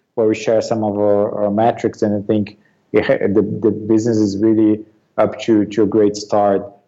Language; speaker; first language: English; non-native, fluent; Portuguese